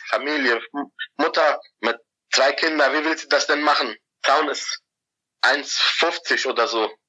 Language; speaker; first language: German; non-native, fluent; Arabic